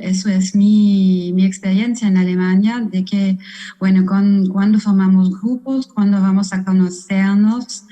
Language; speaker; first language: Spanish; non-native, fluent; German